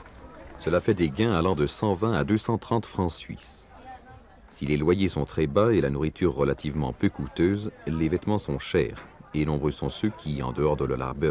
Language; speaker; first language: French; native; French